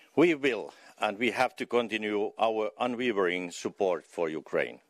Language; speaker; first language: English; non-native, fluent; Finnish